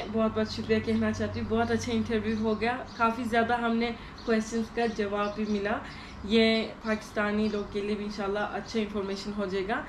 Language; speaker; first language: Hindi; non-native, learner; Turkish